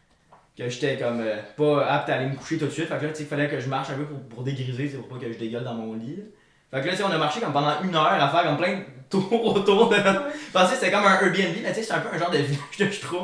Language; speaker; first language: French; native; French